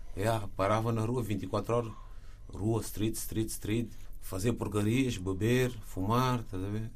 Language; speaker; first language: Portuguese; non-native, fluent; Wolof